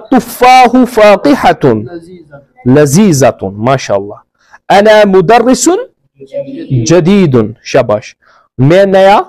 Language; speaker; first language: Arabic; non-native, fluent; Kashmiri